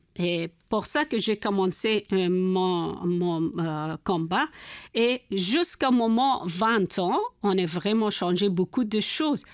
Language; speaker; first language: French; non-native, learner; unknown